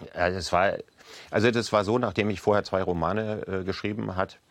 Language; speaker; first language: German; native; German